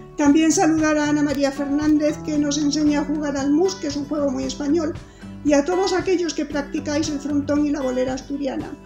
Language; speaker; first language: Spanish; native; Spanish